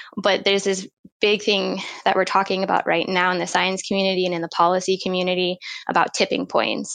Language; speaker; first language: English; native; English